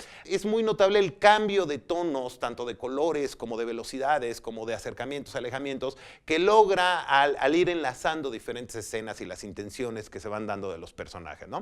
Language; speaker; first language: Spanish; native; Spanish